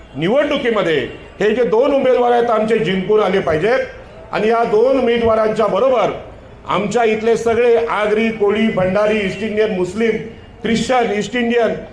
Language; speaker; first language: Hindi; non-native, local second language; Marathi